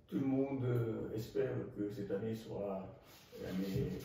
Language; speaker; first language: French; non-native, fluent; Japanese